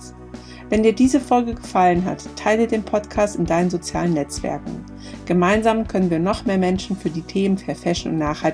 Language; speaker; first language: German; native; German